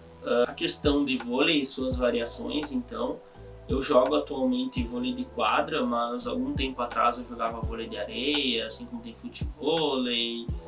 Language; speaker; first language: Portuguese; native; Portuguese